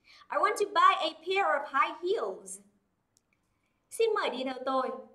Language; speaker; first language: English; non-native, fluent; Vietnamese